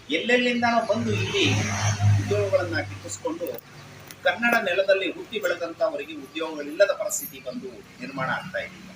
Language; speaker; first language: Kannada; native; Kannada